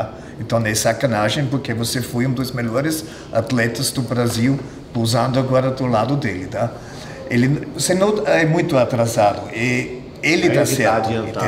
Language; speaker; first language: Portuguese; non-native, fluent; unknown